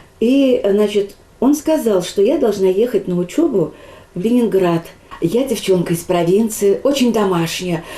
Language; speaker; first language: Russian; non-native, local second language; Chuvash